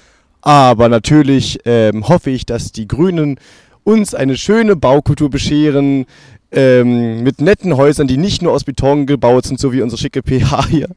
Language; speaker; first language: German; native; German